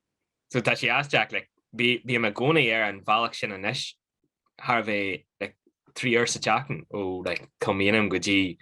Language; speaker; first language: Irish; non-native, local second language; English